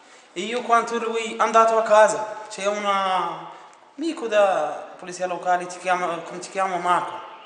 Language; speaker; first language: Italian; non-native, learner; Arabic